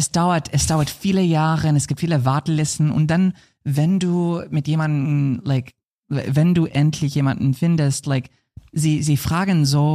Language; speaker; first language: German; non-native, fluent; English